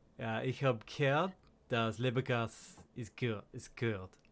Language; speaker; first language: German; non-native, learner; English